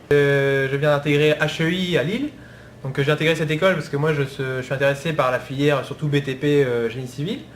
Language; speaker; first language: French; native; French